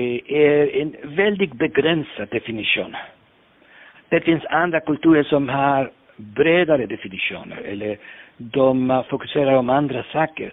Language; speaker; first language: Swedish; non-native, fluent; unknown